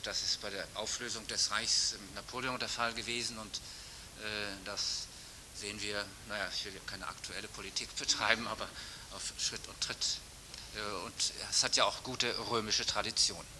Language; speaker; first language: German; native; German